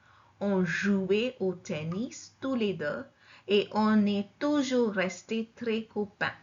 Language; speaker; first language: French; non-native, fluent; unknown